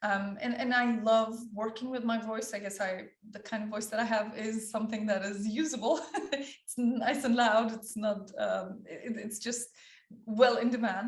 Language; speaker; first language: English; early bilingual, other home language; Persian